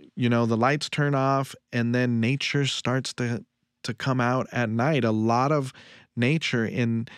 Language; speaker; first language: English; native; English